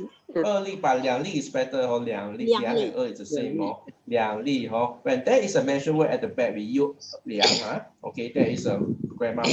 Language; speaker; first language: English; non-native, local second language; Chinese